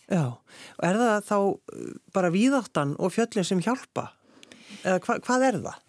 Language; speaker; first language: Icelandic; native; Icelandic